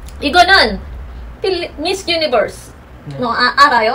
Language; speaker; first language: Korean; non-native, learner; Filipino